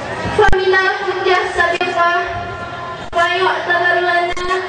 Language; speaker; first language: Arabic; non-native, learner; Indonesian